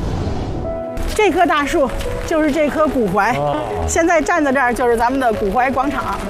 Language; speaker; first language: Chinese; native; Chinese